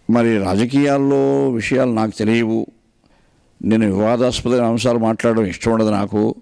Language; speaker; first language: Telugu; native; Telugu